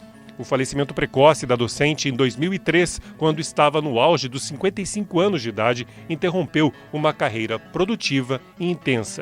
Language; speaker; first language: Portuguese; native; Portuguese